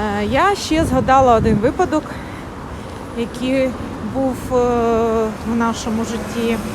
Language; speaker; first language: Ukrainian; native; Ukrainian